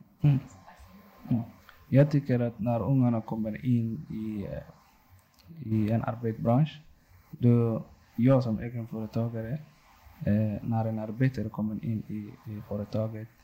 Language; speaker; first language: Swedish; non-native, local second language; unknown